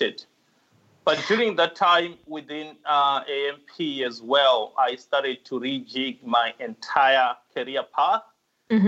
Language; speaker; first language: English; non-native, local second language; Shona